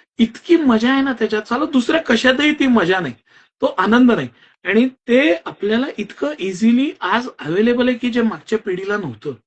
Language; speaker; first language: Marathi; non-native, local second language; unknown